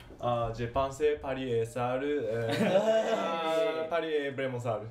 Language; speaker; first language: French; non-native, learner; Japanese